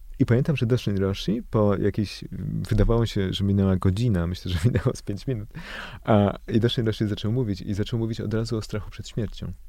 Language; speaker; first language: Polish; native; Polish